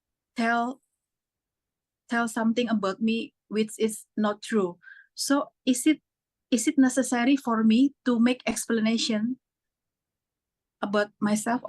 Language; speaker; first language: English; non-native, fluent; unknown